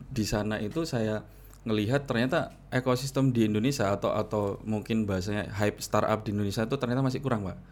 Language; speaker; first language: Indonesian; non-native, local second language; Madurese